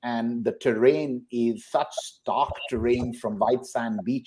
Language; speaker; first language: English; non-native, local second language; Hindi